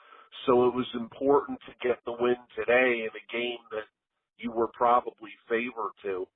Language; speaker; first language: English; native; English